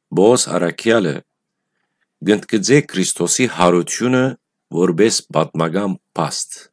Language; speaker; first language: Armenian; native; Armenian